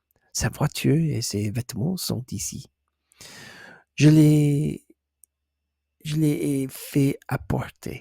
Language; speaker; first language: French; non-native, learner; English